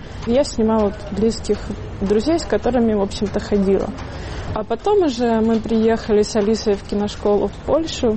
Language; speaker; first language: Russian; native; Russian